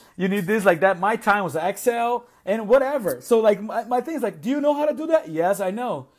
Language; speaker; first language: English; non-native, fluent; Portuguese